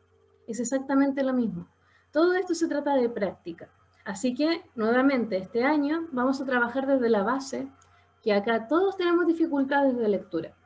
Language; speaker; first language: Spanish; native; Spanish